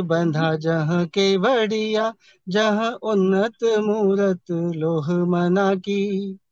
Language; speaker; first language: Hindi; native; Hindi